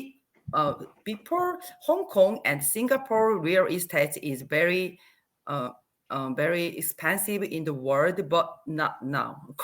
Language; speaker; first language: English; non-native, learner; Korean